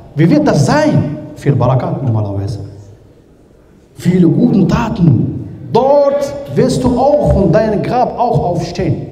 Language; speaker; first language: German; non-native, learner; Arabic